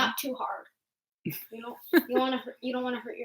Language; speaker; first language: English; native; English